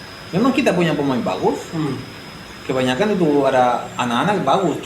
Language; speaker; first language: Indonesian; non-native, fluent; Spanish